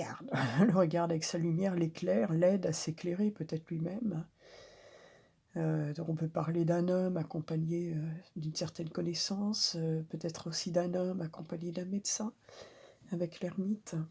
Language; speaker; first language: French; native; French